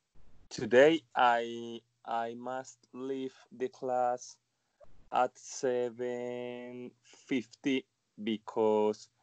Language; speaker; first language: English; non-native, learner; Spanish